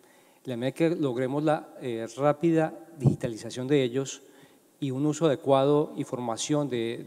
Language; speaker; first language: Spanish; native; Spanish